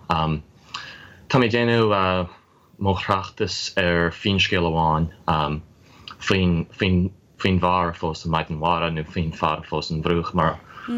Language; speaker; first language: Irish; non-native, fluent; English